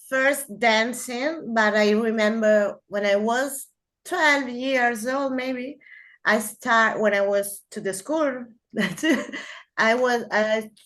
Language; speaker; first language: English; non-native, learner; Spanish